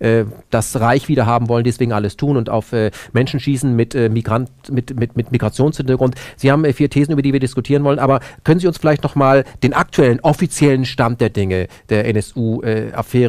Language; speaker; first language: German; native; German